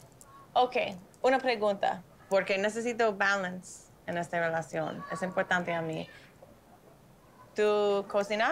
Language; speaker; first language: Spanish; non-native, learner; English